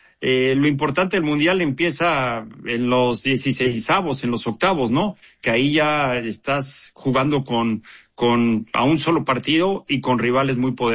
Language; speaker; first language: Spanish; native; Spanish